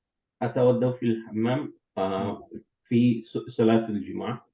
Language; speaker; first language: Arabic; non-native, learner; English